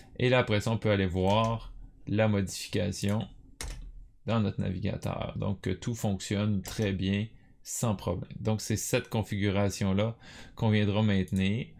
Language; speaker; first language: French; native; French